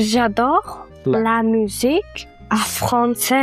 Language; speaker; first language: French; non-native, learner; Uzbek